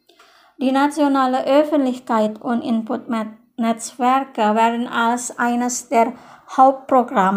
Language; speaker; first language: German; non-native, fluent; Indonesian